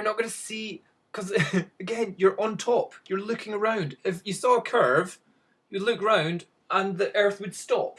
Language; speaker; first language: English; native; English